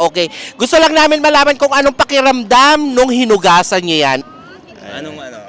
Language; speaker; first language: Filipino; native; Filipino